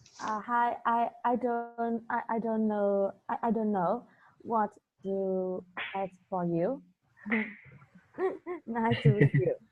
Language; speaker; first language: English; non-native, learner; Vietnamese